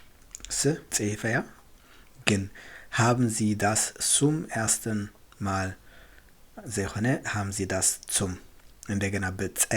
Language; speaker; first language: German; non-native, fluent; Tigrinya